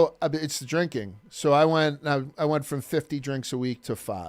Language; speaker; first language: English; native; English